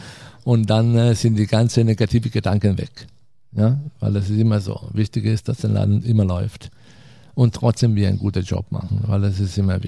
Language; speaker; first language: German; non-native, fluent; Italian